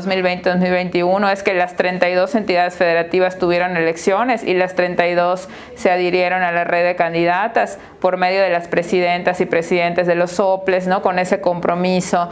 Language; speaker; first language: Spanish; native; Spanish